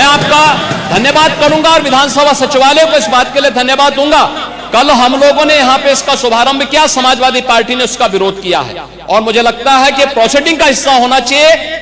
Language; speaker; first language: Hindi; native; Hindi